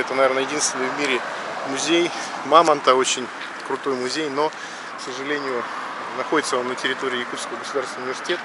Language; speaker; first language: Russian; native; Russian